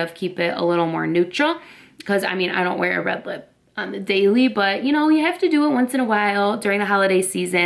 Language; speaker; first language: English; native; English